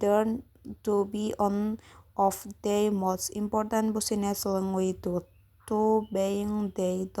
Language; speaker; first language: English; non-native, learner; Indonesian